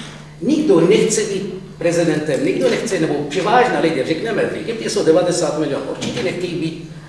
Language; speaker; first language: Czech; non-native, fluent; Arabic